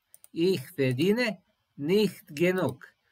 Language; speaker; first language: German; non-native, learner; Serbian